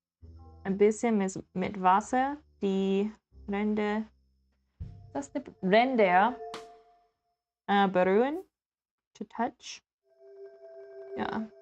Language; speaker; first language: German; non-native, learner; English